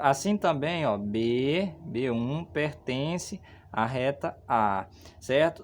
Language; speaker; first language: Portuguese; native; Portuguese